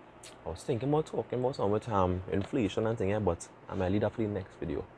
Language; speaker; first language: English; native; English